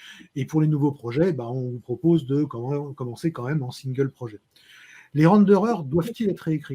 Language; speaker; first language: French; native; French